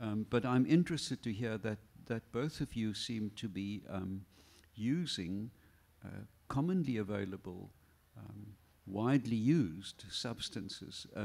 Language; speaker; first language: English; non-native, local second language; Afrikaans